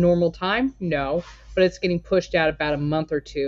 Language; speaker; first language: English; native; English